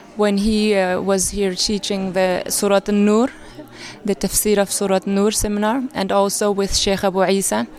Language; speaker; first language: English; non-native, fluent; Arabic